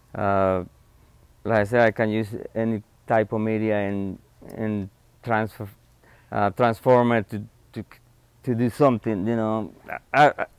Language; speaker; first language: English; non-native, fluent; Spanish